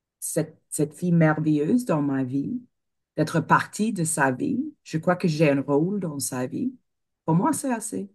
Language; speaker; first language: French; non-native, fluent; English